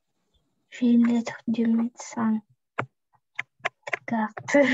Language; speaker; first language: French; non-native, learner; Russian